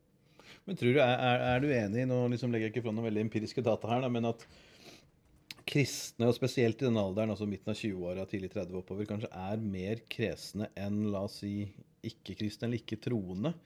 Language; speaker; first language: Norwegian; native; Norwegian